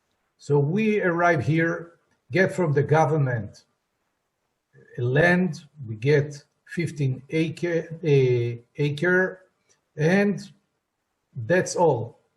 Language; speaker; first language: English; non-native, fluent; Hebrew